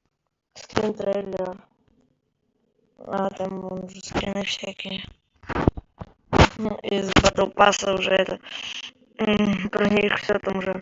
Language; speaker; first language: Russian; native; Russian